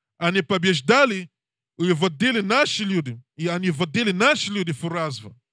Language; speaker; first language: Russian; non-native, learner; English